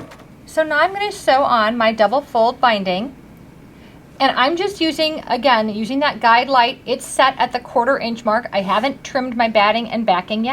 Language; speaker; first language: English; native; English